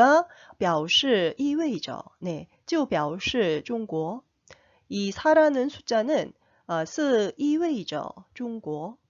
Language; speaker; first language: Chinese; non-native, fluent; Korean